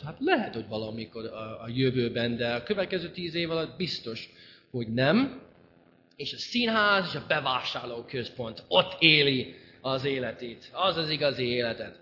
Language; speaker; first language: Hungarian; non-native, fluent; English